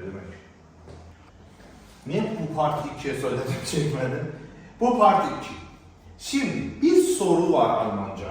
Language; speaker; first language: Turkish; non-native, learner; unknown